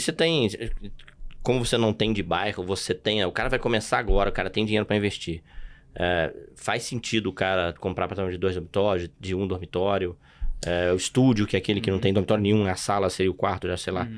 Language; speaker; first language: Portuguese; native; Portuguese